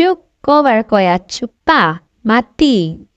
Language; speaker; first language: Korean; non-native, fluent; Indonesian